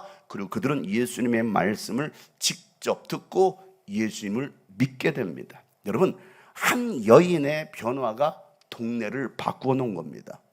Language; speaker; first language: Korean; native; Korean